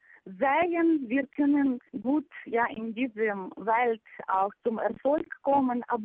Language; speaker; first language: German; non-native, fluent; Ukrainian